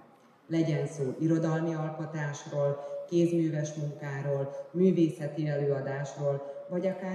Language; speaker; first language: Hungarian; native; Hungarian